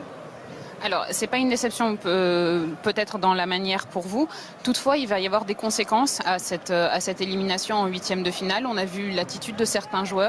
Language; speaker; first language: French; native; French